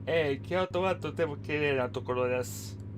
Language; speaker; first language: Japanese; non-native, learner; English